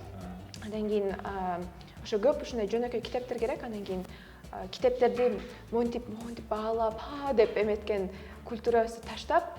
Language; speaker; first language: Kyrgyz; early bilingual, heritage; Kyrgyz